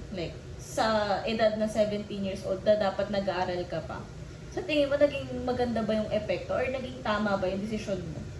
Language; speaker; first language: Filipino; native; Filipino